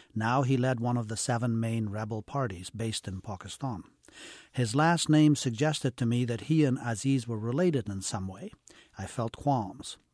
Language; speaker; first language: English; early bilingual, heritage; English